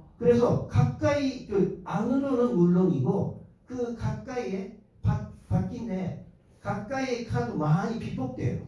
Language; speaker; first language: Korean; non-native, fluent; Japanese